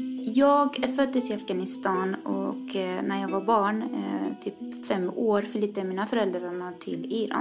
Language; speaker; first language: Swedish; non-native, fluent; Persian